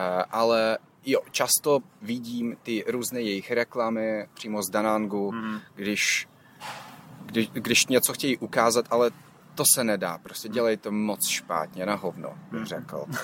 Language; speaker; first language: Czech; non-native, fluent; Ukrainian